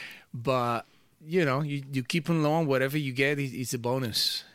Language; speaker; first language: English; early bilingual, other home language; Portuguese